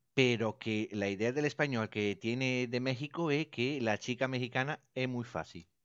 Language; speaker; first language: Spanish; non-native, fluent; Italian